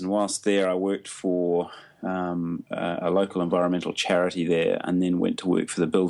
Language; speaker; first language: English; native; English